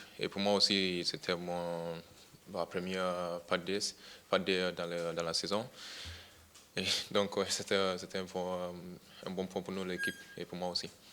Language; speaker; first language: French; non-native, fluent; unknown